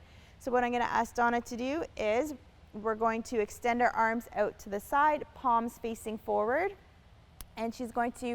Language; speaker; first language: English; native; English